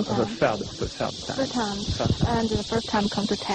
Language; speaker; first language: English; non-native, learner; Chinese